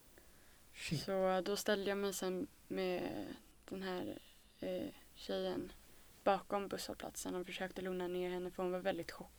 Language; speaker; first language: Swedish; native; Swedish